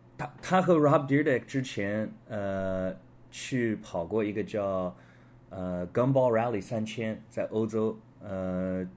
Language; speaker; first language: Chinese; early bilingual, heritage; Chinese